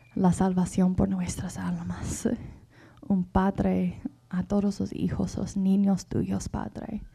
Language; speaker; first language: Spanish; non-native, fluent; English